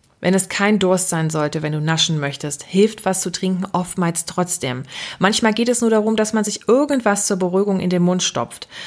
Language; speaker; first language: German; native; German